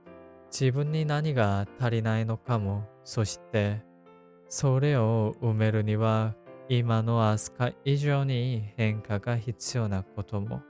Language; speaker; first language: Japanese; non-native, learner; Korean